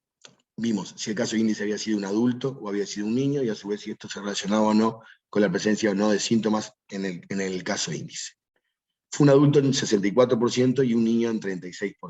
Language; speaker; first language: Spanish; native; Spanish